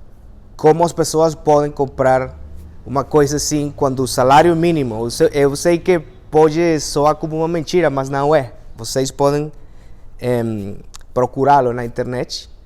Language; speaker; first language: Portuguese; non-native, fluent; Spanish